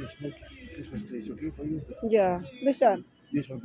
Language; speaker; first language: English; non-native, learner; Filipino